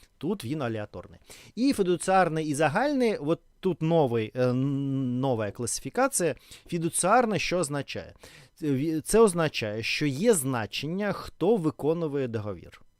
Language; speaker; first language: Ukrainian; non-native, learner; Russian